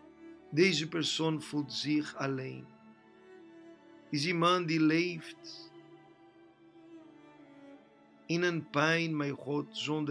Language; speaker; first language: Dutch; non-native, fluent; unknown